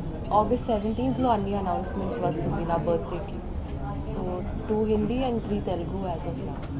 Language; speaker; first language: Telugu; non-native, learner; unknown